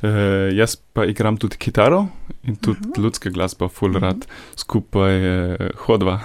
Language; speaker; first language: Slovenian; non-native, learner; German